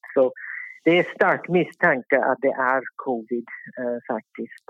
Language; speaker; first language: Swedish; non-native, fluent; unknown